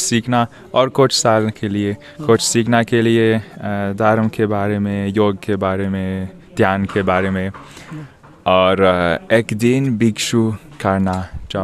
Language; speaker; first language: Hindi; non-native, learner; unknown